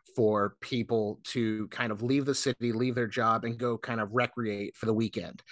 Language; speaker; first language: English; native; English